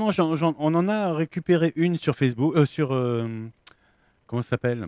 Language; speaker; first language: French; native; French